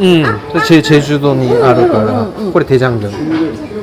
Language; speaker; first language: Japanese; non-native, learner; Korean